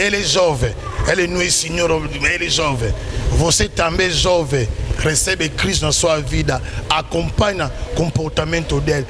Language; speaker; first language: Portuguese; non-native, learner; Lingala